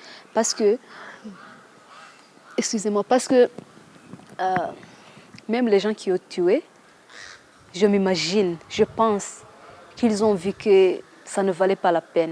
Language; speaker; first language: French; non-native, local second language; Kinyarwanda